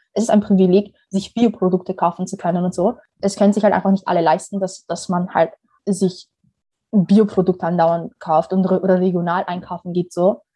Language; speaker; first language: German; early bilingual, other home language; Somali